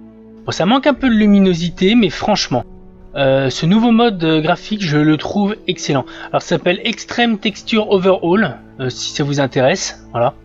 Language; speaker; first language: French; native; French